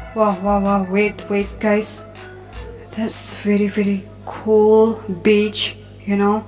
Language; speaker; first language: English; non-native, learner; Indonesian